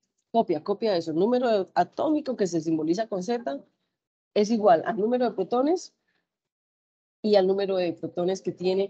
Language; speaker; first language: Spanish; native; Spanish